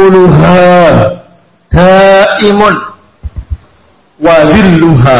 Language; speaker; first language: Arabic; non-native, learner; Indonesian